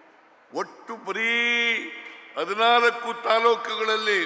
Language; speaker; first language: Kannada; native; Kannada